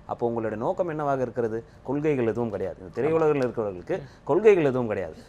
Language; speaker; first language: Tamil; native; Tamil